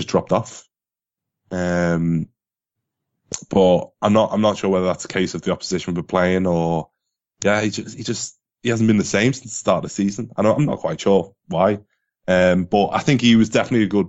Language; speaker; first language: English; native; English